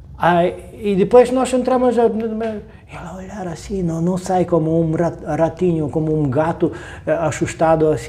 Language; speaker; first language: Portuguese; non-native, learner; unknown